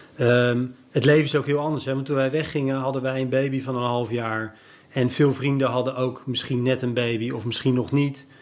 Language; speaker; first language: Dutch; native; Dutch